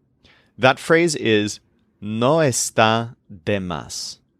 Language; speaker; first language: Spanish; non-native, fluent; English